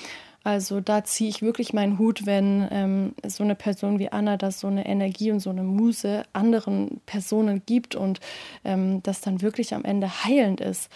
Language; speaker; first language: German; native; German